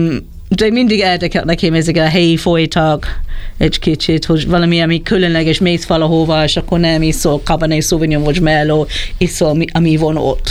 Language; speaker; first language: Hungarian; non-native, fluent; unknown